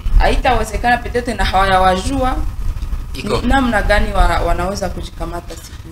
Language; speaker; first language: Swahili; native; Swahili